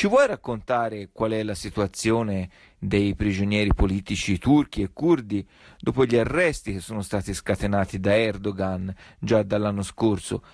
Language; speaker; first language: Italian; native; Italian